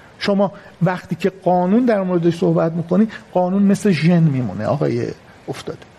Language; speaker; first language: Persian; native; Persian